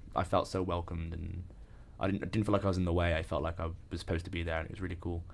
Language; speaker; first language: English; native; English